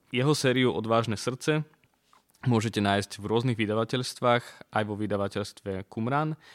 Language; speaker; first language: Slovak; native; Slovak